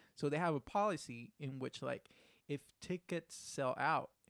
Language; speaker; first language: English; non-native, fluent; Spanish